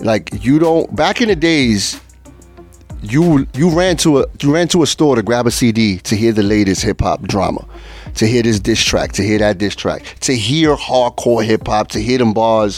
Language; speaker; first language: English; early bilingual, other home language; Spanish